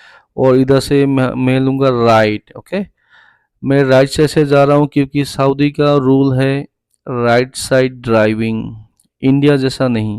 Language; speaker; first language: Hindi; non-native, local second language; Assamese